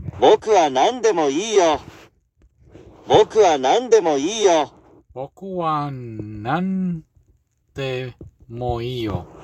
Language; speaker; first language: Japanese; non-native, learner; English